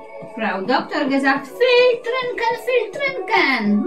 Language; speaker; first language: German; non-native, learner; Polish